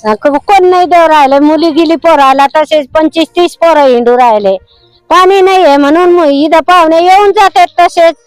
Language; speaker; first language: Marathi; non-native, local second language; Lambadi